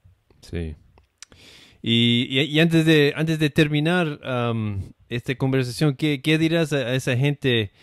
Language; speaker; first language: Spanish; non-native, learner; English